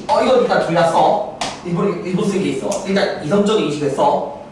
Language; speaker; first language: Korean; native; Korean